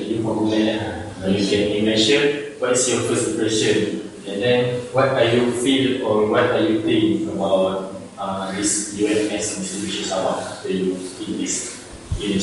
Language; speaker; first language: English; non-native, learner; Malay